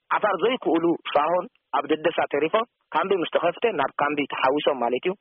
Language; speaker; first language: Tigrinya; non-native, local second language; Afar